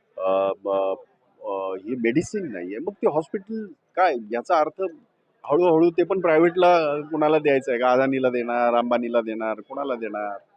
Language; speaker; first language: Marathi; native; Marathi